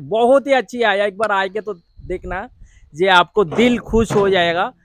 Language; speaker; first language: Hindi; non-native, local second language; Bangla